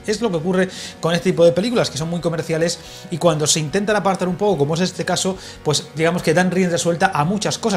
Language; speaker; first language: Spanish; native; Spanish